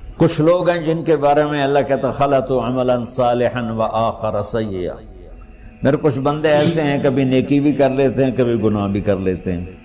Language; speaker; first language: Urdu; non-native, local second language; Punjabi